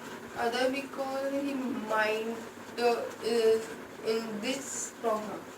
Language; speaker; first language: English; non-native, local second language; Hindi